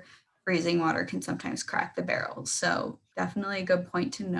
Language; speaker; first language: English; native; English